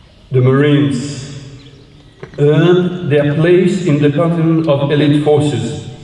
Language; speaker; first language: English; non-native, fluent; French